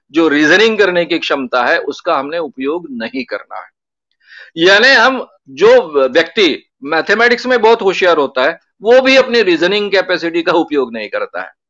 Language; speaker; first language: Hindi; non-native, local second language; Marathi